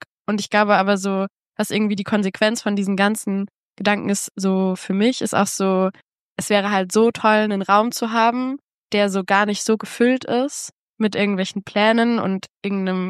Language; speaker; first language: German; native; German